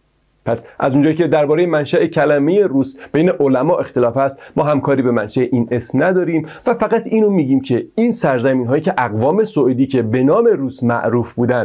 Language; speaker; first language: Persian; native; Persian